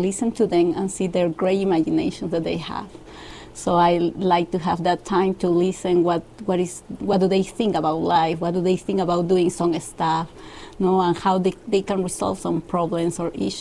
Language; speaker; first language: English; non-native, fluent; Spanish